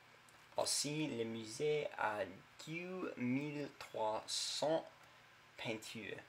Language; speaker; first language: French; non-native, learner; English